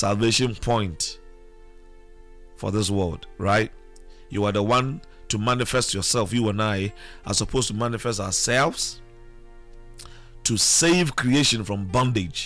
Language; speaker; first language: English; non-native, local second language; Akan